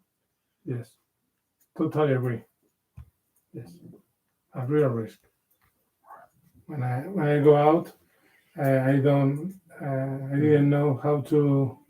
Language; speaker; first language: English; non-native, learner; Spanish